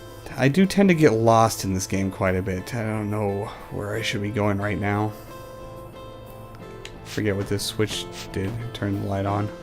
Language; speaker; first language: English; native; English